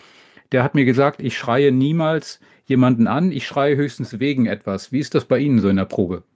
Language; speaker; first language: German; native; German